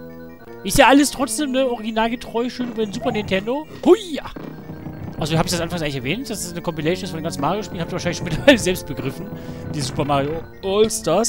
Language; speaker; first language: German; native; German